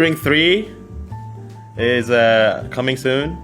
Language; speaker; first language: English; non-native, fluent; Indonesian